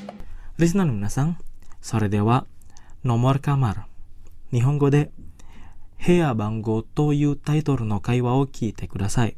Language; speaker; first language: Japanese; non-native, fluent; Indonesian